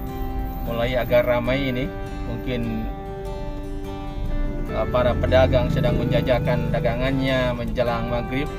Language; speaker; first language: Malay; non-native, local second language; Sundanese